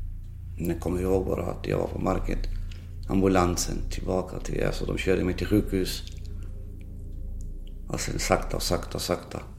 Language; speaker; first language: Swedish; early bilingual, other home language; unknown